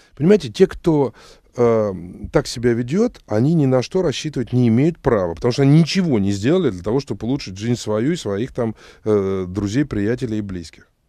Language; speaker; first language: Russian; native; Russian